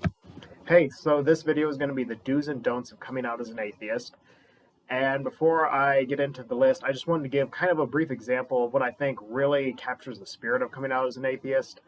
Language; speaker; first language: English; native; English